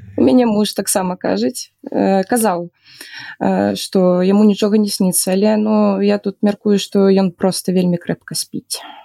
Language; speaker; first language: Belarusian; native; Belarusian